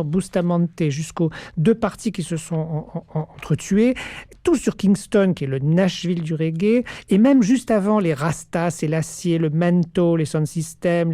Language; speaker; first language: French; native; French